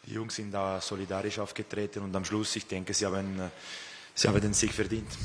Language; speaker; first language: German; non-native, fluent; Italian